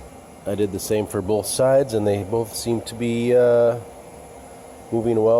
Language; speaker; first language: English; native; English